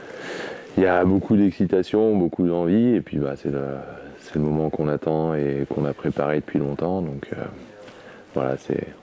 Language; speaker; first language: French; native; French